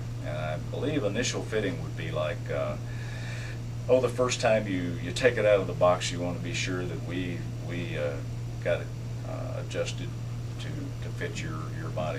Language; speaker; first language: English; native; English